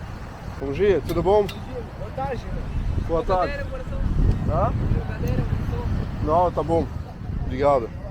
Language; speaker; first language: Portuguese; non-native, learner; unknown